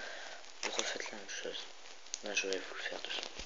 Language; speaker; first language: French; native; French